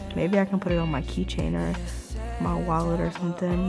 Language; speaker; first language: English; native; English